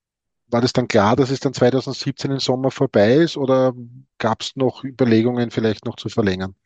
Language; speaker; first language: German; native; German